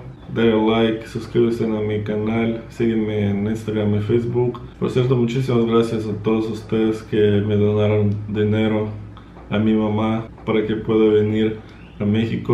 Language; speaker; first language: Spanish; non-native, fluent; Russian